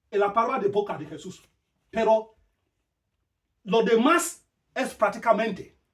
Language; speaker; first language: Spanish; non-native, learner; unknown